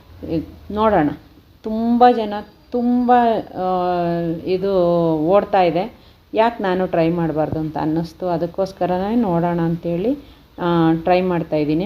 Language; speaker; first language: Kannada; native; Kannada